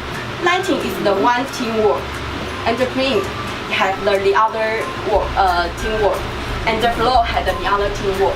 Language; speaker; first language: English; non-native, learner; Chinese